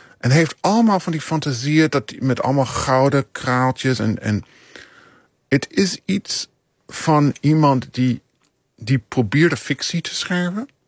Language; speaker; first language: Dutch; non-native, fluent; English